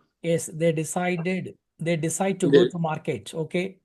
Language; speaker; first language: English; non-native, local second language; Telugu